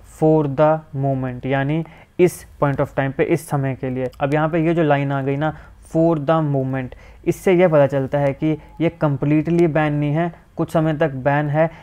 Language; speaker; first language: Hindi; native; Hindi